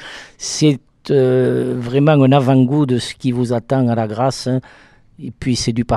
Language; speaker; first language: French; native; French